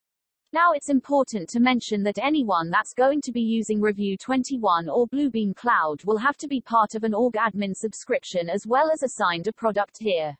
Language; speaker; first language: English; native; English